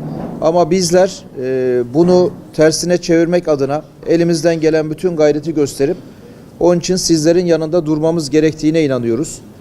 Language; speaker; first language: Turkish; native; Turkish